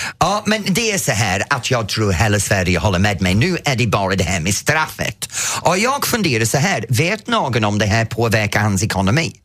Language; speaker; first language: Swedish; non-native, fluent; English